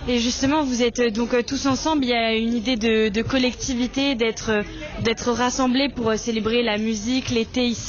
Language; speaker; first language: French; native; French